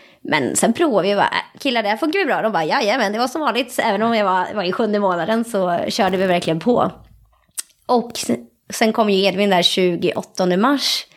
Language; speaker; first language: Swedish; native; Swedish